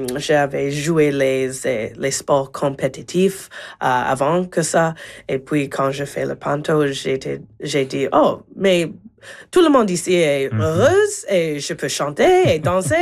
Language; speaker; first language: French; non-native, learner; English